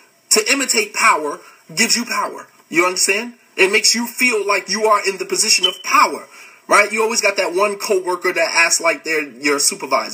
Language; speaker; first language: English; native; English